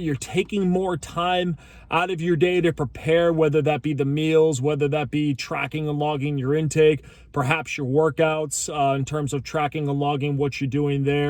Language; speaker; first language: English; native; English